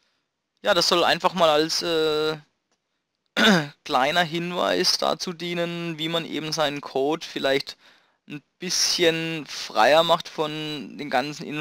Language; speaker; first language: German; native; German